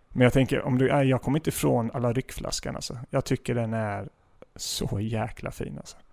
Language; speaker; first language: Swedish; native; Swedish